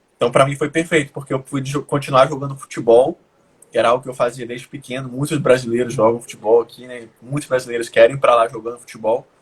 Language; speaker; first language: Portuguese; native; Portuguese